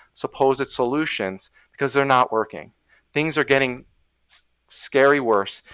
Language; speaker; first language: English; native; English